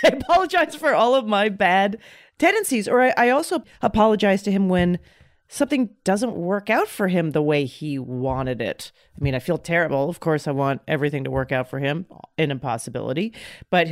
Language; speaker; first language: English; native; English